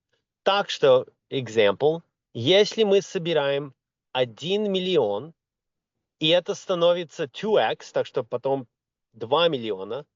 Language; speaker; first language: Russian; early bilingual, other home language; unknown